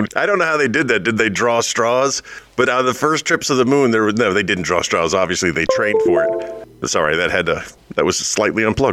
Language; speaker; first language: English; native; English